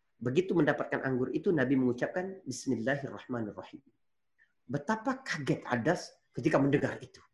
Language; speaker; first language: Indonesian; native; Indonesian